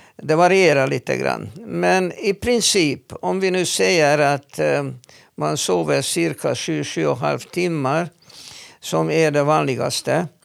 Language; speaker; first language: Swedish; non-native, fluent; Hungarian